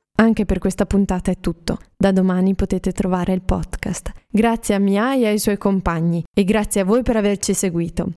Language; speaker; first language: Italian; native; Italian